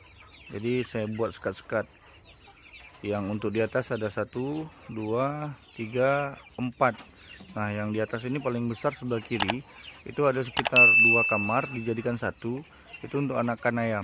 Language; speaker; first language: Indonesian; native; Indonesian